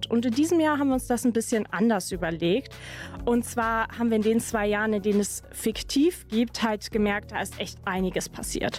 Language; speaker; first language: German; native; German